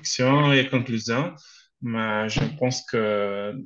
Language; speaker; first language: French; non-native, learner; Portuguese